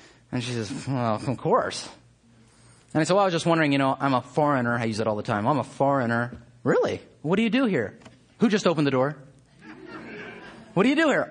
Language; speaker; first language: English; native; English